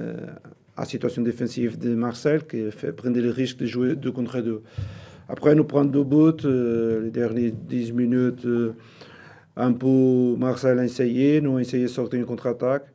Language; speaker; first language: French; non-native, learner; Portuguese